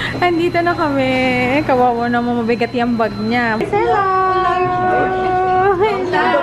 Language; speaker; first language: Filipino; native; Filipino